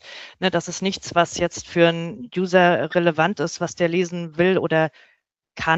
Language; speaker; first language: German; native; German